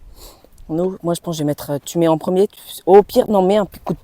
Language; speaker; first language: French; native; French